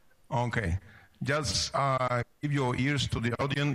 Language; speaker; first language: English; non-native, fluent; Turkish